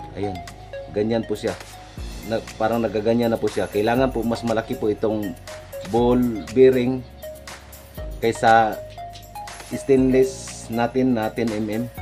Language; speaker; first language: Filipino; non-native, local second language; Cebuano